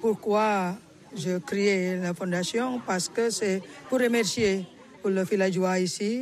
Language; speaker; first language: French; non-native, learner; Balinese